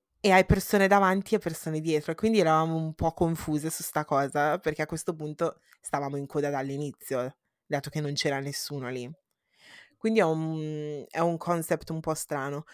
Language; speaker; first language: Italian; early bilingual, heritage; Italian